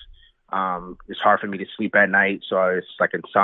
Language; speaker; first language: English; native; English